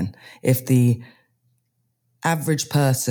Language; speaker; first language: English; native; English